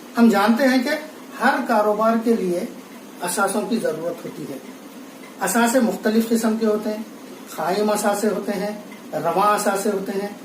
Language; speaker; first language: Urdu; native; Urdu